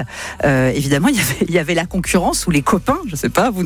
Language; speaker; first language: French; native; French